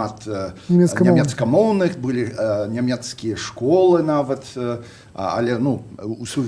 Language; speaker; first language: Belarusian; non-native, fluent; English